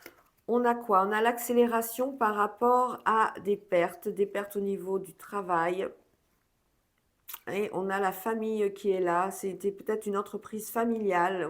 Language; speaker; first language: French; native; French